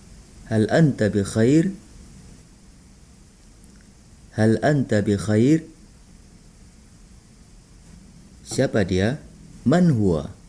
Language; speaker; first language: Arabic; non-native, local second language; Indonesian